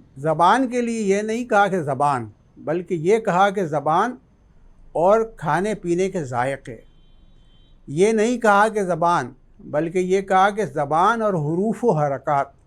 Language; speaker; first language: Urdu; native; Urdu